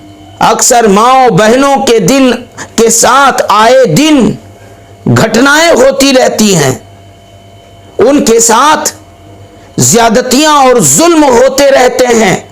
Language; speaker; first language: Urdu; native; Urdu